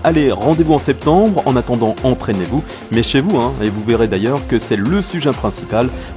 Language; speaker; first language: French; native; French